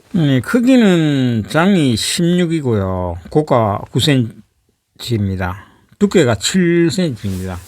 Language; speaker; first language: Korean; native; Korean